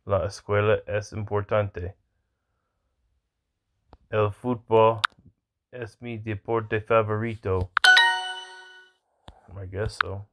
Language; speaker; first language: Spanish; non-native, learner; English